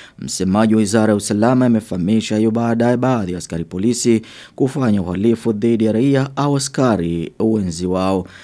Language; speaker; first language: Swahili; non-native, local second language; Rundi